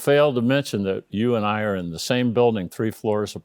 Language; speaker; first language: English; native; English